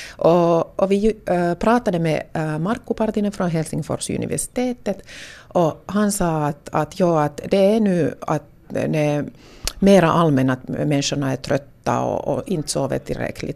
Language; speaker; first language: Swedish; non-native, local second language; Finnish